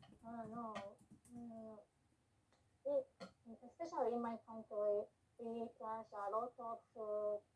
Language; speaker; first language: English; non-native, learner; Japanese